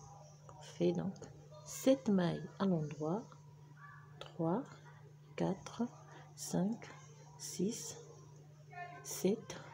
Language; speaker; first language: French; native; French